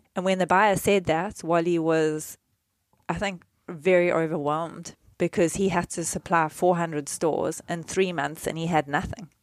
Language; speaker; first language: English; native; English